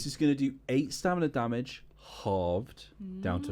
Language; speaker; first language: English; native; English